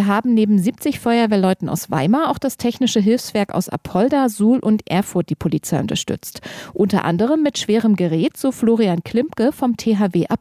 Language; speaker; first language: German; native; German